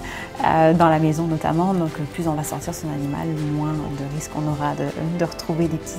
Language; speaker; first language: French; native; French